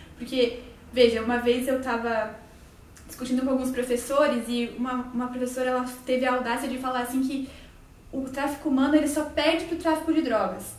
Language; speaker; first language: Portuguese; native; Portuguese